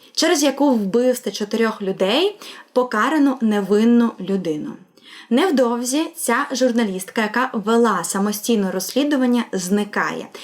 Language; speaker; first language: Ukrainian; non-native, local second language; Russian